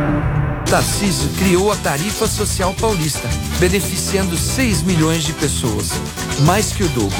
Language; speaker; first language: Portuguese; native; Portuguese